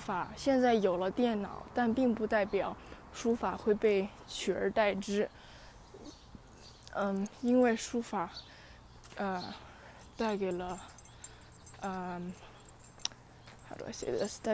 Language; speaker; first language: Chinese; early bilingual, heritage; Chinese